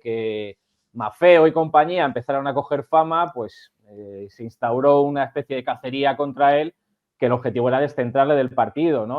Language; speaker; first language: Spanish; native; Spanish